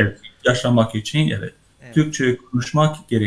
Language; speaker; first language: Turkish; non-native, learner; Persian